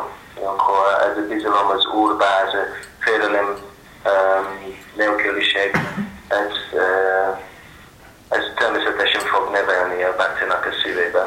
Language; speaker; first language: Hungarian; non-native, learner; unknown